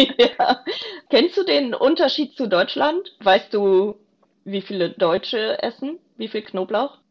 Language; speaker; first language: German; native; German